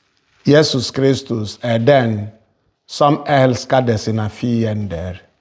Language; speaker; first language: Swedish; non-native, fluent; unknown